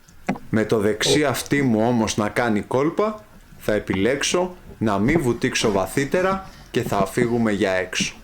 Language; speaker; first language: Greek; native; Greek